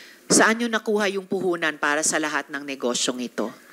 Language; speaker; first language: Filipino; native; Filipino